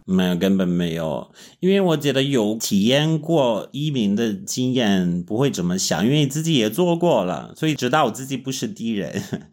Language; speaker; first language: Chinese; non-native, fluent; Italian